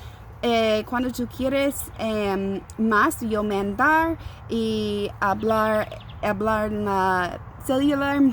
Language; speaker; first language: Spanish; non-native, learner; English